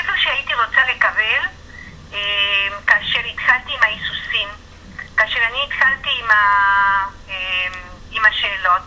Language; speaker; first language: Hebrew; non-native, fluent; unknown